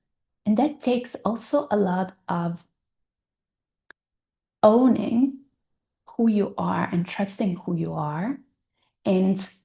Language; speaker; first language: English; non-native, fluent; Italian